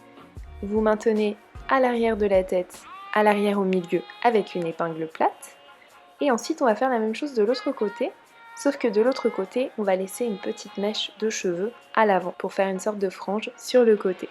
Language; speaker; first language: French; native; French